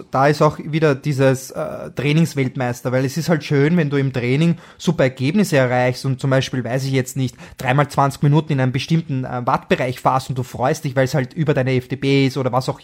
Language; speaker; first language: German; native; German